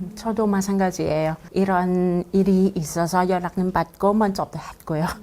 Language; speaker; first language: Korean; non-native, learner; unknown